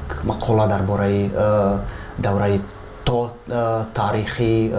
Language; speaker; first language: Persian; non-native, fluent; Slovak